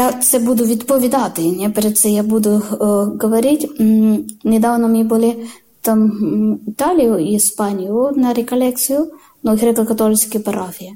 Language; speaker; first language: Ukrainian; non-native, learner; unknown